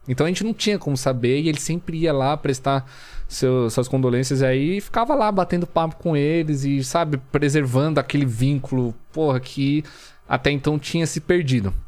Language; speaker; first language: Portuguese; early bilingual, other home language; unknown